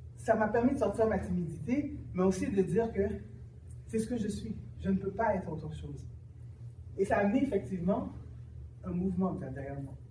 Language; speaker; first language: French; early bilingual, other home language; Haitian Creole